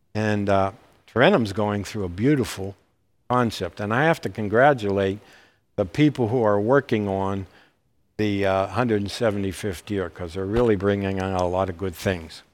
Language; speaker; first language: English; native; English